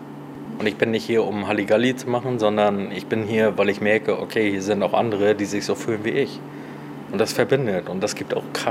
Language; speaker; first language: German; native; German